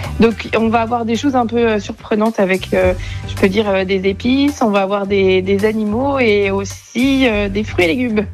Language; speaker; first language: French; native; French